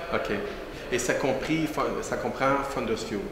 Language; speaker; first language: French; native; French